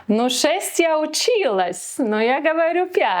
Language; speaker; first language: Russian; non-native, local second language; Latvian